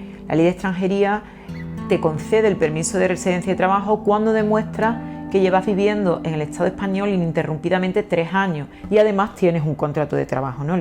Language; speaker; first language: Spanish; native; Spanish